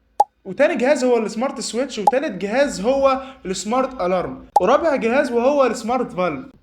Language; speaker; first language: Arabic; native; Arabic